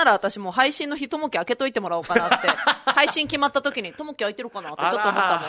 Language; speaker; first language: Japanese; native; Japanese